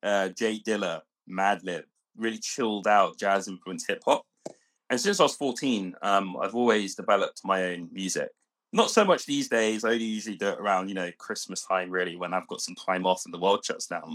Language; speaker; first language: English; native; English